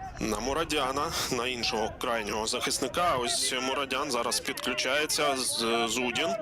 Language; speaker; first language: Ukrainian; native; Ukrainian